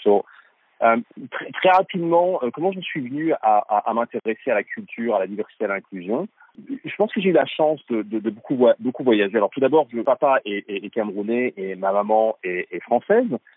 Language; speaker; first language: French; native; French